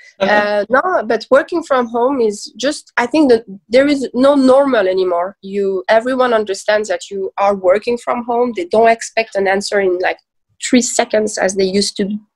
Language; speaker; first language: English; early bilingual, other home language; Persian